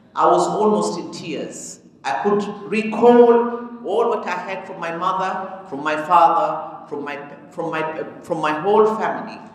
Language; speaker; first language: English; early bilingual, other home language; Arabic